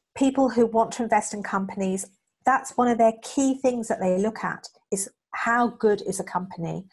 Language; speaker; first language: English; native; English